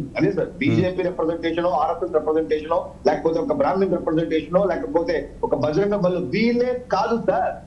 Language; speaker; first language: Telugu; native; Telugu